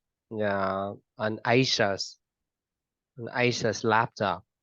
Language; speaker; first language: English; non-native, fluent; Vietnamese